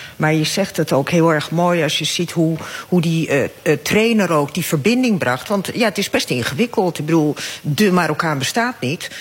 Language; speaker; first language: Dutch; early bilingual, other home language; Arabic